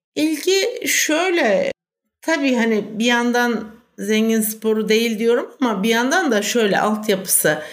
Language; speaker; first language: Turkish; native; Turkish